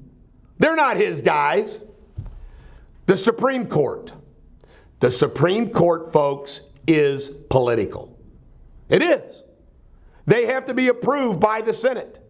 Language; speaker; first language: English; native; English